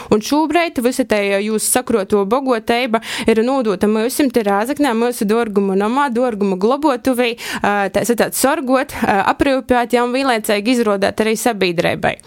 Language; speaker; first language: Latvian; native; Latvian